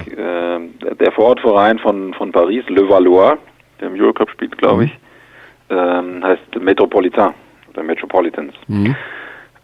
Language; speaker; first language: German; native; German